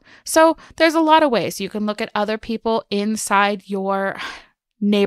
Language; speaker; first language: English; native; English